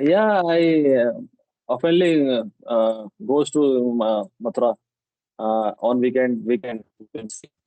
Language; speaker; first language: English; non-native, local second language; Hindi